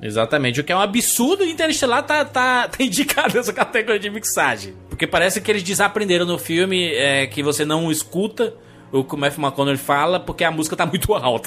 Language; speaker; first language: Portuguese; native; Portuguese